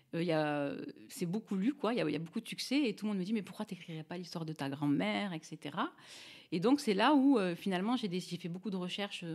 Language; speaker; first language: French; native; French